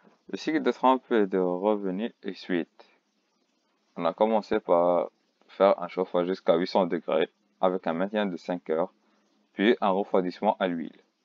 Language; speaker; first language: French; non-native, local second language; Arabic